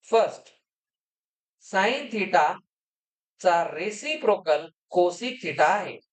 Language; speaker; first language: Hindi; non-native, local second language; Marathi